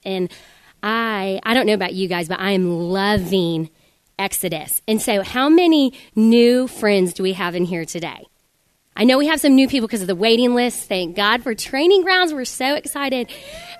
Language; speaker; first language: English; native; English